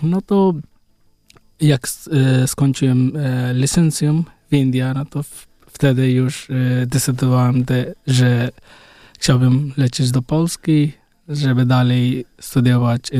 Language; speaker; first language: Polish; non-native, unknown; Hindi